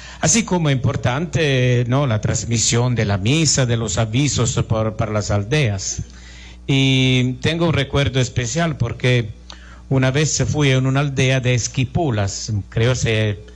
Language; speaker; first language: Spanish; non-native, fluent; Italian